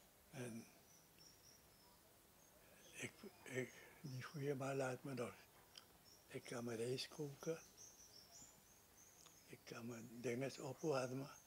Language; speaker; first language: Dutch; non-native, local second language; Sranan Tongo